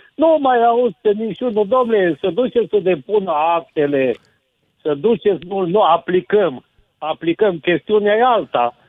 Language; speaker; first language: Romanian; native; Romanian